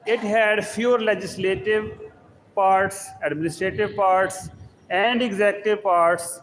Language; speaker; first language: English; non-native, local second language; Urdu